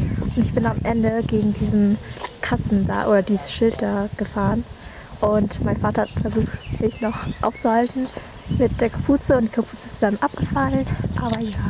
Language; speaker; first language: German; early bilingual, other home language; Vietnamese